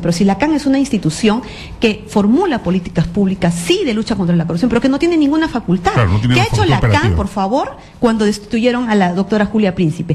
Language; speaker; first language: Spanish; native; Spanish